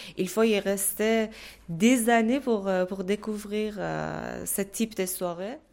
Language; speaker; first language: French; non-native, fluent; Persian